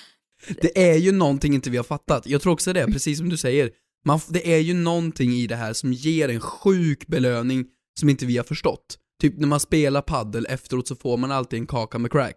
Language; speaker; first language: Swedish; native; Swedish